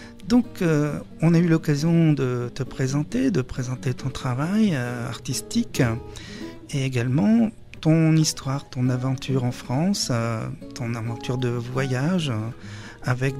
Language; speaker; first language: French; native; French